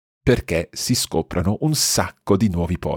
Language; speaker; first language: Italian; non-native, fluent; English